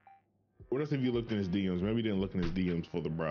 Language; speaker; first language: English; native; English